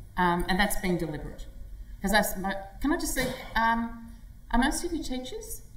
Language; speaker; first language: English; native; English